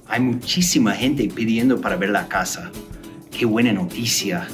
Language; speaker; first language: Spanish; non-native, fluent; English